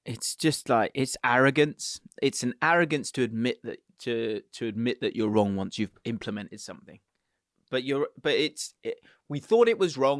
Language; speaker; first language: English; native; English